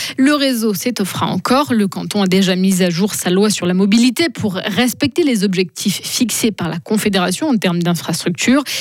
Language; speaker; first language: French; native; French